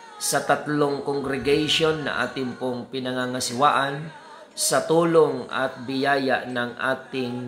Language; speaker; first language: Filipino; native; Filipino